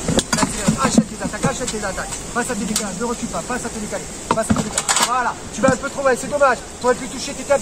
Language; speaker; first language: French; native; French